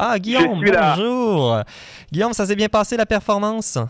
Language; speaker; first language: French; native; French